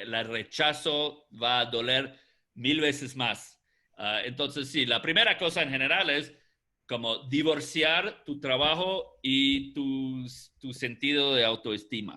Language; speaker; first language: Spanish; non-native, fluent; English